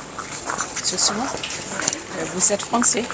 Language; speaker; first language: French; non-native, learner; Thai